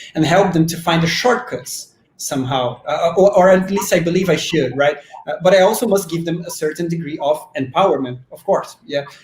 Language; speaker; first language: English; non-native, fluent; Portuguese